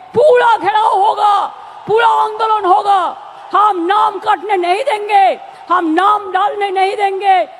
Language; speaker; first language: Hindi; non-native, local second language; Bangla